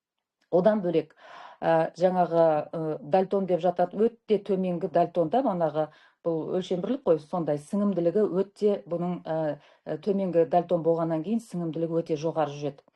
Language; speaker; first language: Kazakh; native; Kazakh